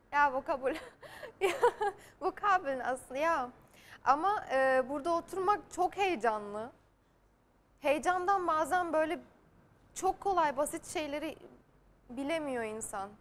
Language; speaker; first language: Turkish; early bilingual, heritage; Turkish